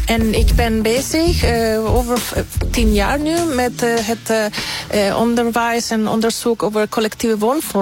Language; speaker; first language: Dutch; non-native, fluent; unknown